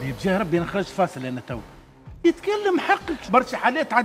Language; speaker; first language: Arabic; native; Arabic